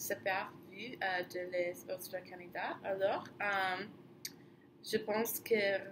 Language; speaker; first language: French; non-native, learner; English